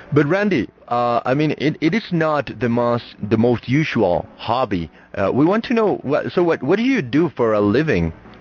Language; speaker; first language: English; non-native, fluent; Spanish